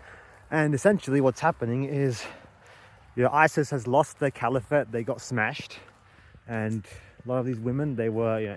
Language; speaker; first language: English; native; English